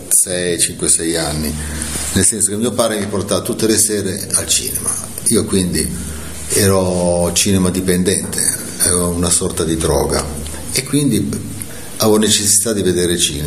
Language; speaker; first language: Italian; native; Italian